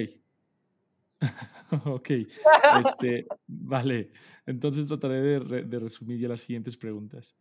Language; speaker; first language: Spanish; native; Spanish